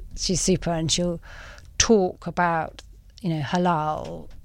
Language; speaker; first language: English; native; English